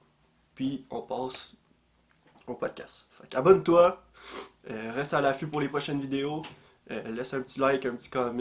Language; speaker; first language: French; native; French